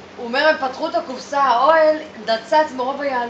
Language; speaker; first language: Hebrew; native; Hebrew